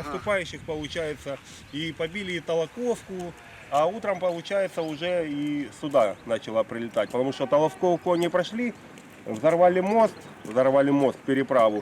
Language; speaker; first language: Russian; native; Russian